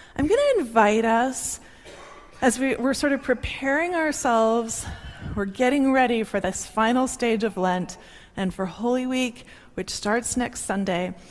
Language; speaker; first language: English; native; English